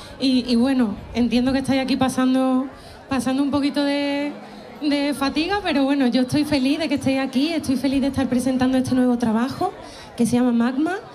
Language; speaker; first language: Spanish; native; Spanish